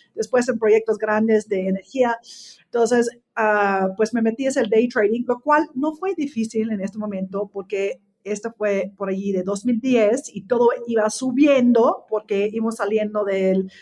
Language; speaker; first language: Spanish; non-native, fluent; English